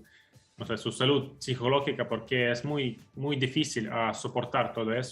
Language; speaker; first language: Spanish; non-native, fluent; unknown